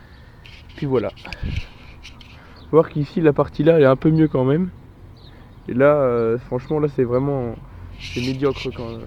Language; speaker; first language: French; native; French